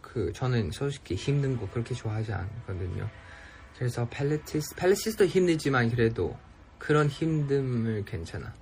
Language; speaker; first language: Korean; non-native, fluent; Thai